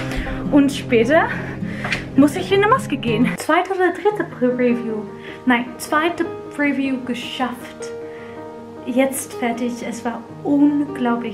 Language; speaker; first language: German; non-native, fluent; Dutch